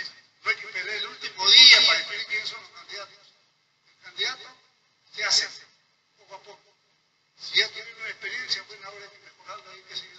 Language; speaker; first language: Spanish; native; Spanish